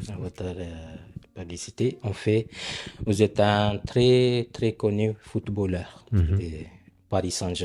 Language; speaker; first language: French; non-native, learner; Punjabi